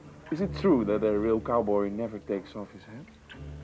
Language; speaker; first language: English; non-native, fluent; Dutch